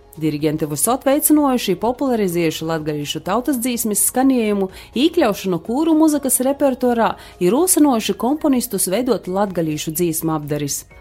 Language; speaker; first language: Latvian; native; Latvian